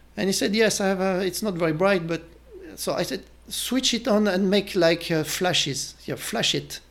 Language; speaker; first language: English; non-native, fluent; French